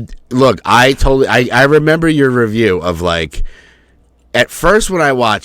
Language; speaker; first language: English; native; English